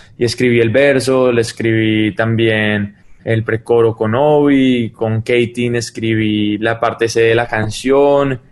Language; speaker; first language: Spanish; early bilingual, heritage; Spanish